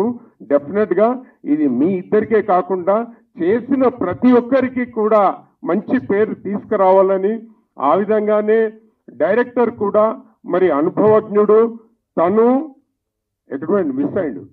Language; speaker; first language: Telugu; native; Telugu